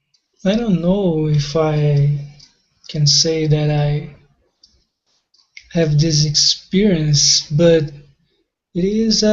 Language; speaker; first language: English; non-native, learner; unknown